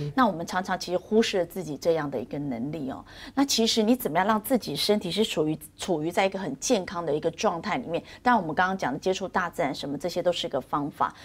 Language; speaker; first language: Chinese; native; Chinese